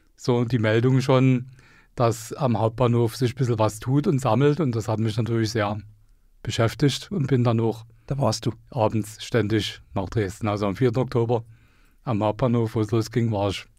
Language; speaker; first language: German; native; German